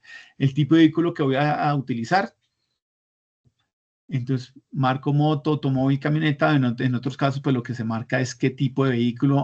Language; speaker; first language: Spanish; native; Spanish